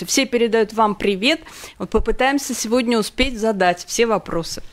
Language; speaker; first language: Russian; native; Russian